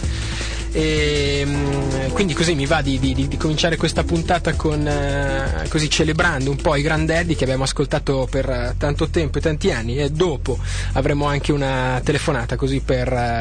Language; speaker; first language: Italian; native; Italian